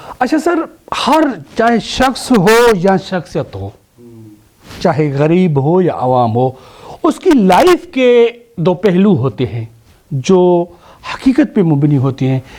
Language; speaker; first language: Urdu; non-native, local second language; Sindhi